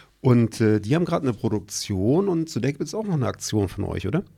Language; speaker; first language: German; native; German